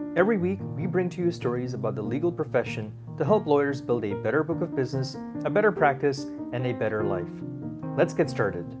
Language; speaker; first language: English; early bilingual, other home language; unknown